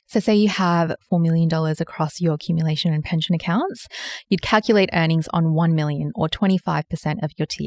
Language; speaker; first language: English; native; English